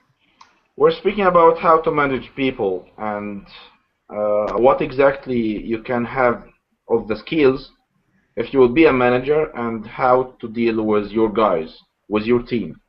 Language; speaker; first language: English; non-native, learner; Arabic